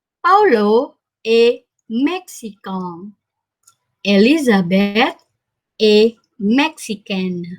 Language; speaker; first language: French; non-native, fluent; Indonesian